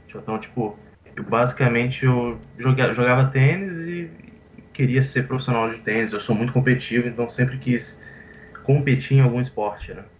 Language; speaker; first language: Portuguese; native; Portuguese